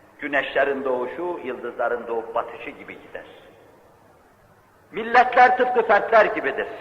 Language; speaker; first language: Turkish; native; Turkish